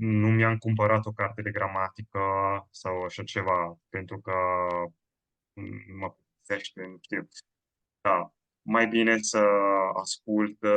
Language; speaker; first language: Romanian; non-native, fluent; Italian